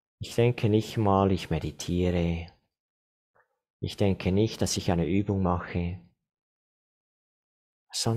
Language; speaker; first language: German; non-native, fluent; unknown